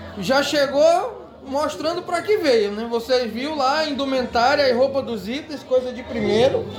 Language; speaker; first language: Portuguese; native; Portuguese